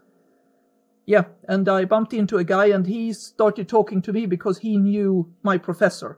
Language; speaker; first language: English; non-native, fluent; Swedish